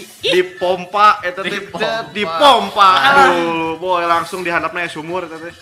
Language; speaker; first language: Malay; non-native, local second language; Sundanese